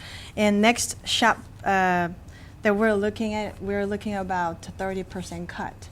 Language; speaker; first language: English; non-native, fluent; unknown